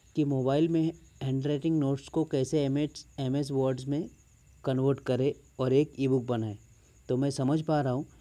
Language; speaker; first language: Hindi; non-native, local second language; Bangla